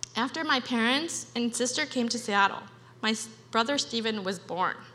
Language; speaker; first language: English; early bilingual, other home language; Khmer